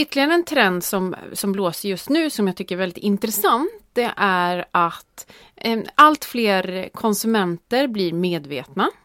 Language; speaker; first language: Swedish; native; Swedish